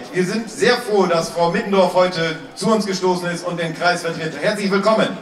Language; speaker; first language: German; native; German